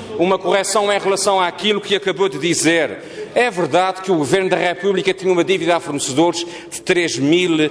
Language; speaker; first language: Portuguese; native; Portuguese